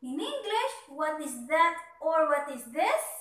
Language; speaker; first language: English; non-native, local second language; Cebuano